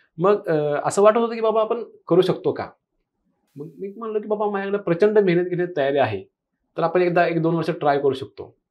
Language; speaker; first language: Marathi; non-native, local second language; Kannada